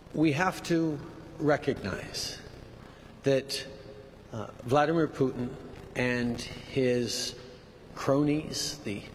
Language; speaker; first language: English; early bilingual, other home language; French